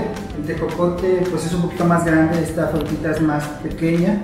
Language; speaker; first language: Spanish; native; Spanish